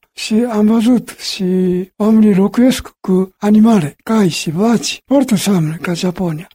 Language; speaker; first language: Romanian; non-native, learner; Japanese